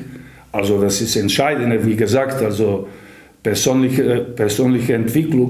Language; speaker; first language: German; non-native, fluent; Serbian